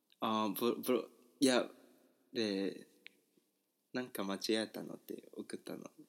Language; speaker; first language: Japanese; non-native, fluent; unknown